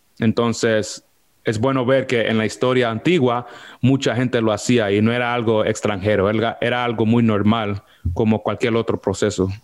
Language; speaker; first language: Spanish; early bilingual, heritage; Spanish